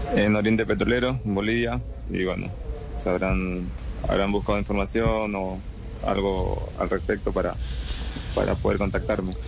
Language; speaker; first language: Spanish; native; Spanish